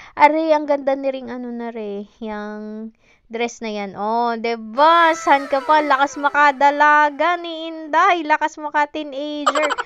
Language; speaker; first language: Filipino; non-native, local second language; Hiligaynon